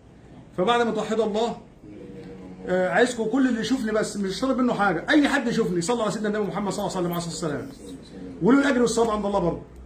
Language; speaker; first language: Arabic; native; Arabic